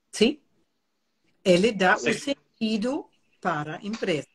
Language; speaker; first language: Portuguese; non-native, fluent; German